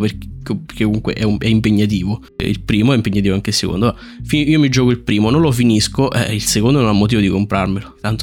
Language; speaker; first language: Italian; native; Italian